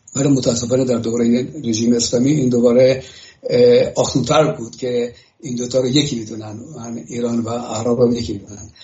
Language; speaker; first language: Persian; native; Persian